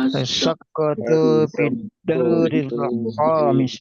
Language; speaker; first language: Arabic; non-native, learner; Indonesian